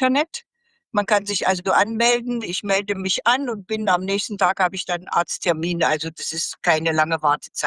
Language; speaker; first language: German; native; German